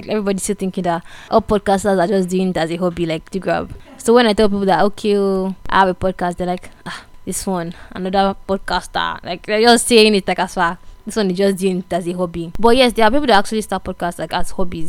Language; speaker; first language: English; non-native, local second language; Igbo